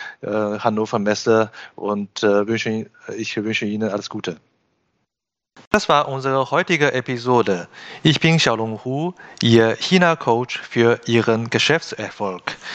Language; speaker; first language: German; non-native, fluent; Chinese